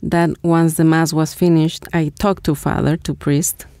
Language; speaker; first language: English; non-native, fluent; Spanish